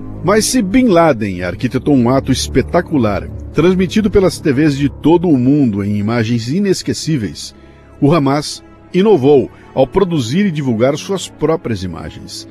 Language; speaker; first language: Portuguese; native; Portuguese